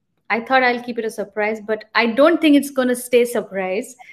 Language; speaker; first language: English; non-native, local second language; Bangla